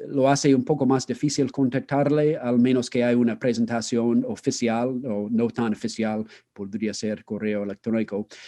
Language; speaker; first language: Spanish; non-native, fluent; English